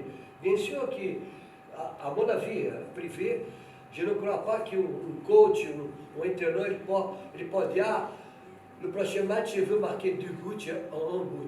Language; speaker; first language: French; non-native, fluent; Portuguese